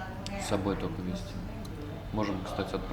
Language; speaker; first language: Russian; native; Russian